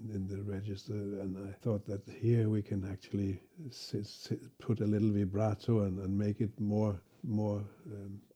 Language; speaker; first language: English; non-native, fluent; Danish